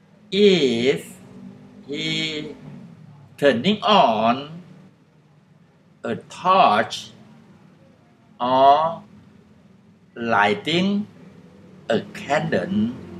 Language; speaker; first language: English; non-native, fluent; Thai